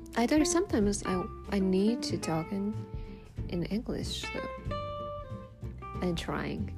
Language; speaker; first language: English; non-native, learner; Japanese